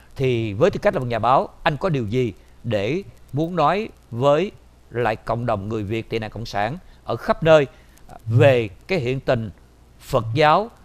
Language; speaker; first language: Vietnamese; native; Vietnamese